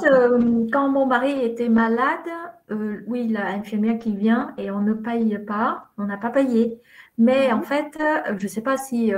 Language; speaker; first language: French; non-native, fluent; Vietnamese